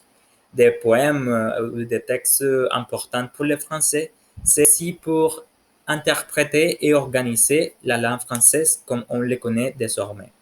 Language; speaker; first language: French; non-native, learner; Spanish